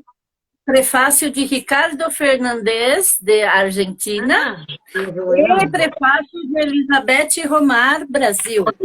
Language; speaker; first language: Spanish; non-native, learner; Portuguese